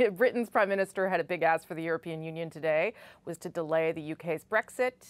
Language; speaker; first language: English; native; English